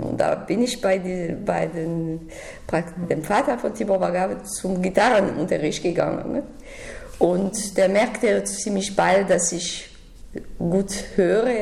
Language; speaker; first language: German; non-native, fluent; French